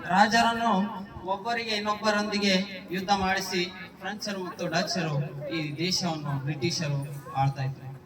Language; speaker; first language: Kannada; non-native, local second language; Urdu